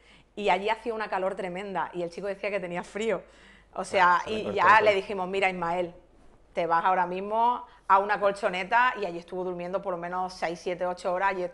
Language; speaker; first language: Spanish; native; Spanish